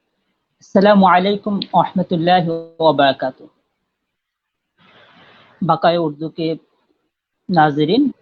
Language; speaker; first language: Hindi; non-native, fluent; Bangla